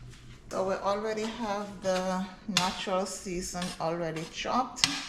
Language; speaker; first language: English; non-native, local second language; Jamaican Creole English